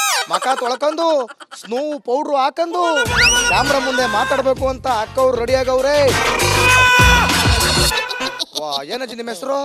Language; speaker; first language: Kannada; native; Kannada